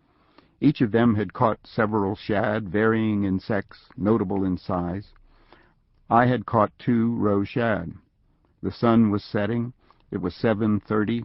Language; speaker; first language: English; native; English